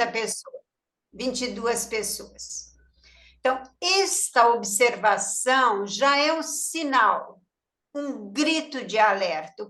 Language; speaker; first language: Portuguese; native; Portuguese